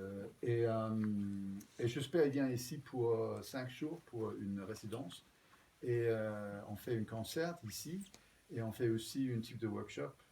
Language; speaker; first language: French; non-native, fluent; Danish